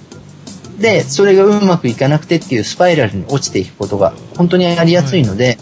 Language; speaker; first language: Japanese; native; Japanese